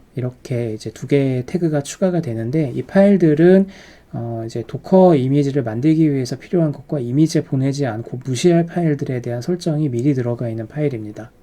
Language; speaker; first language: Korean; native; Korean